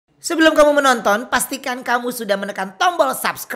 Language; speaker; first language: Indonesian; native; Indonesian